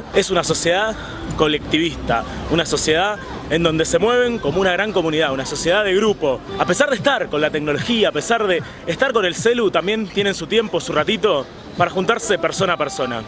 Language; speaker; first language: Spanish; native; Spanish